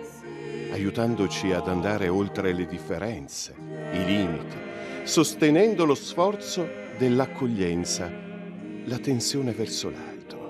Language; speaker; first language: Italian; native; Italian